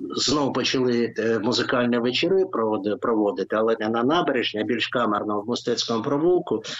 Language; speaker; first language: Ukrainian; non-native, local second language; Russian